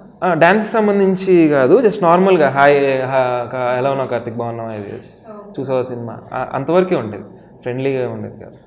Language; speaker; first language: Telugu; native; Telugu